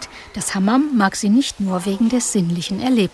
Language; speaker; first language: German; native; German